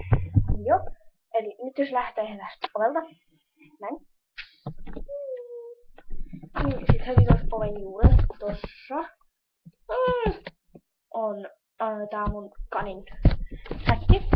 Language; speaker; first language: Finnish; native; Finnish